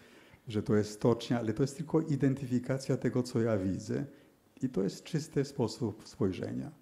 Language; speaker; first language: Polish; early bilingual, heritage; Polish